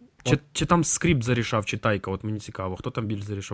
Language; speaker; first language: Ukrainian; native; Ukrainian